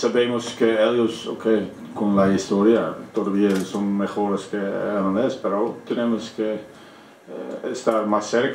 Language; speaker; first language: Spanish; non-native, fluent; Dutch